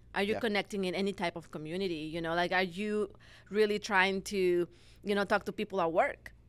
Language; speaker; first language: English; non-native, fluent; Spanish